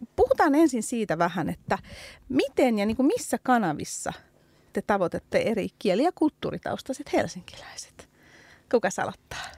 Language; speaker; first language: Finnish; early bilingual, other home language; Hungarian